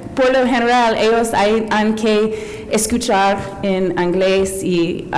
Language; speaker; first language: Spanish; non-native, learner; English